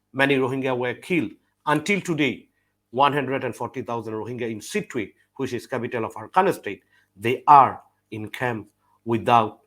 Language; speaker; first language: English; non-native, fluent; Burmese